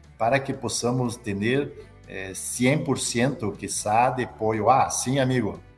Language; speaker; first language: Spanish; non-native, learner; Portuguese